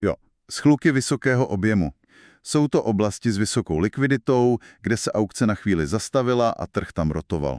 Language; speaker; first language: Czech; native; Czech